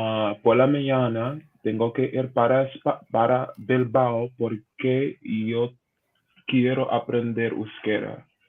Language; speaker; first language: Spanish; non-native, learner; English